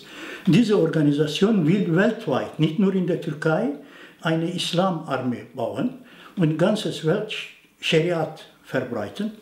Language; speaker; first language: German; non-native, fluent; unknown